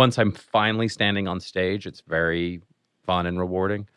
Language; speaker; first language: English; native; English